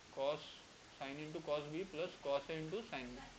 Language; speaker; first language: Hindi; non-native, local second language; Marathi